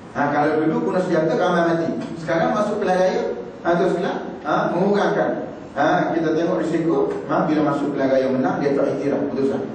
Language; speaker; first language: Malay; native; Malay